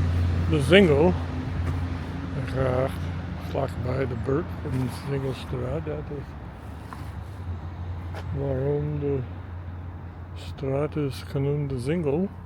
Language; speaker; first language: Dutch; non-native, learner; English